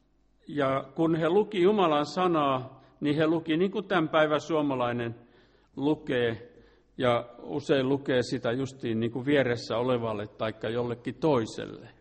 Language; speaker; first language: Finnish; native; Finnish